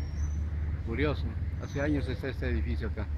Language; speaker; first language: Spanish; native; Spanish